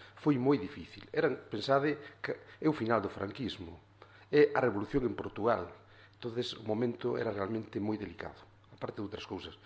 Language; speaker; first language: Galician; native; Galician